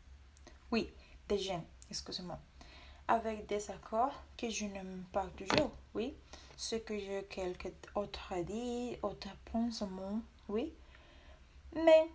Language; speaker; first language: French; non-native, learner; Spanish